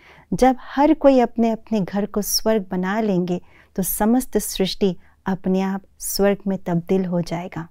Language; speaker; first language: Hindi; native; Hindi